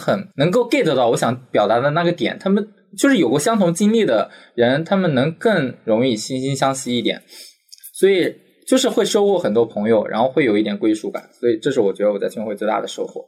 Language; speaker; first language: Chinese; native; Chinese